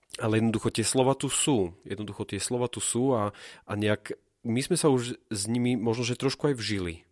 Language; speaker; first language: Slovak; native; Slovak